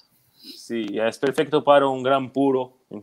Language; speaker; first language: Spanish; non-native, learner; Portuguese